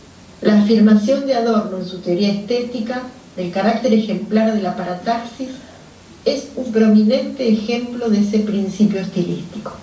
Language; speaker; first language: Spanish; native; Spanish